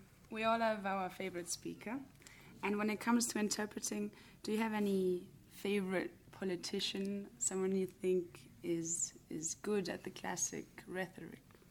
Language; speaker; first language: English; non-native, fluent; Spanish